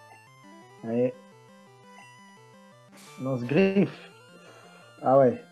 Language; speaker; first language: French; native; French